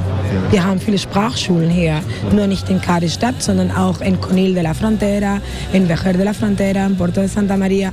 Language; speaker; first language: German; non-native, fluent; Spanish